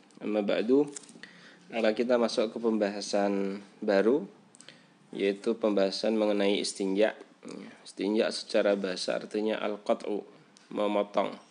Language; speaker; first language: Indonesian; native; Indonesian